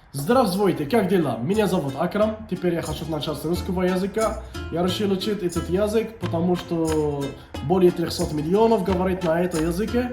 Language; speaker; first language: Russian; non-native, learner; Arabic